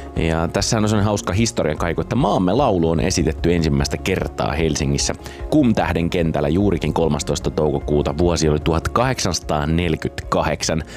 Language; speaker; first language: Finnish; native; Finnish